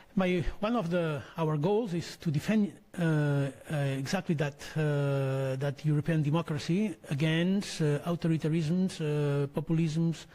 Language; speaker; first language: English; non-native, fluent; Catalan